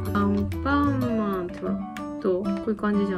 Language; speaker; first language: Japanese; native; Japanese